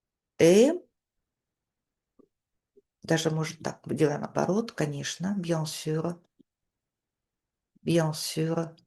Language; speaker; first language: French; non-native, fluent; Russian